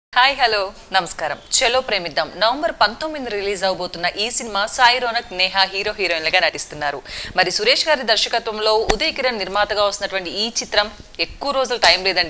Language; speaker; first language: Telugu; native; Telugu